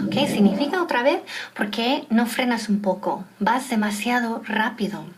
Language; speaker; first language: Spanish; non-native, fluent; English